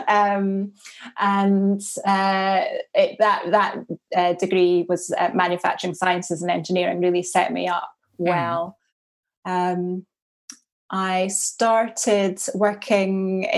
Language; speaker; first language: English; native; English